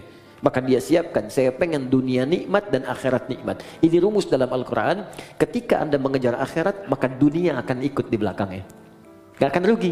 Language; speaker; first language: Indonesian; native; Indonesian